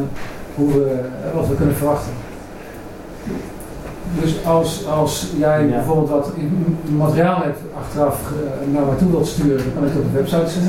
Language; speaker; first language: Dutch; native; Dutch